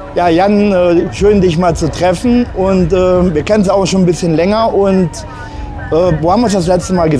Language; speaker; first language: German; native; German